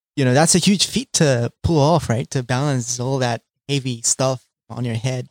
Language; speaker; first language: English; non-native, fluent; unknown